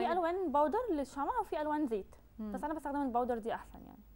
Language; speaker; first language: Arabic; native; Arabic